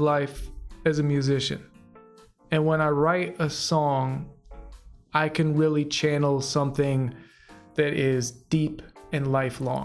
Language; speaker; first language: English; native; English